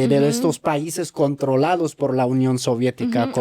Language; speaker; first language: Spanish; native; Spanish